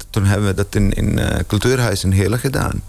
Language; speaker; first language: Dutch; non-native, fluent; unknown